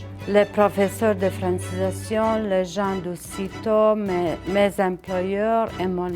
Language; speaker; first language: French; non-native, fluent; Bosnian